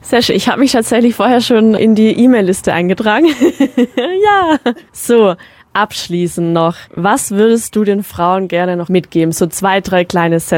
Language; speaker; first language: German; native; German